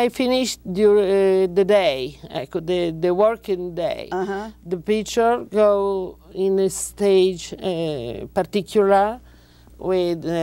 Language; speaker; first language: English; non-native, learner; Italian